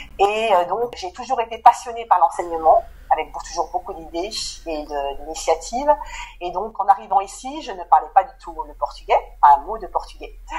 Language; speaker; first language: French; native; French